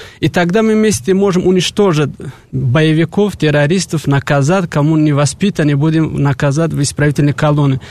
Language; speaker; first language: Russian; non-native, local second language; Tajik